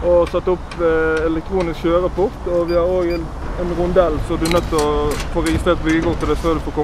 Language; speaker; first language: Norwegian; native; Norwegian